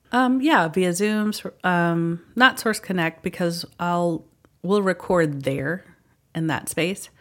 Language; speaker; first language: English; early bilingual, other home language; Filipino